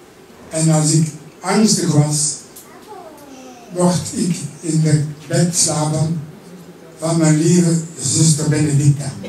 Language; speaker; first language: Dutch; early bilingual, other home language; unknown